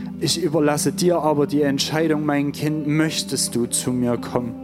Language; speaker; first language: German; native; German